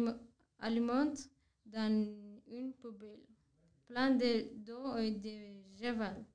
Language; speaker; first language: French; non-native, learner; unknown